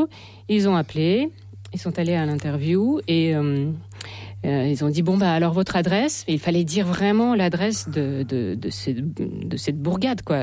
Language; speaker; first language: French; non-native, fluent; Russian